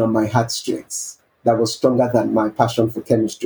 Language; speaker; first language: English; non-native, local second language; Yoruba